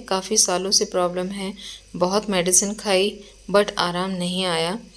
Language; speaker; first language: Hindi; native; Hindi